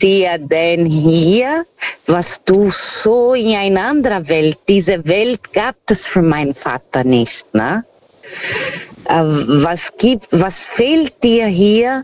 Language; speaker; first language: German; non-native, fluent; Portuguese